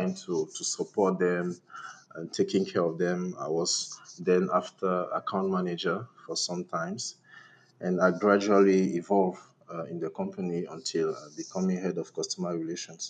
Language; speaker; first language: English; non-native, local second language; French